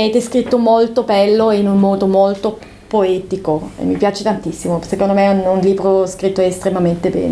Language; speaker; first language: Italian; non-native, local second language; German